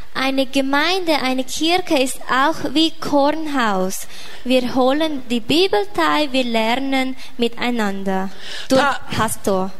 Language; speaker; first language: German; non-native, fluent; Thai